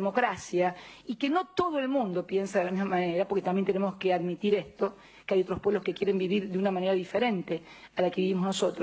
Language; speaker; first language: Spanish; native; Spanish